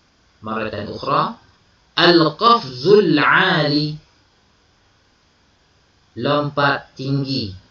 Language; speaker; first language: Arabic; non-native, fluent; Malay